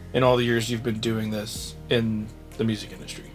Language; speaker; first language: English; native; English